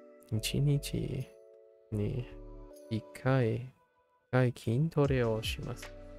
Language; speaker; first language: Japanese; non-native, learner; English